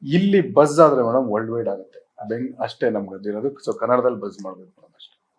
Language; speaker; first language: Kannada; native; Kannada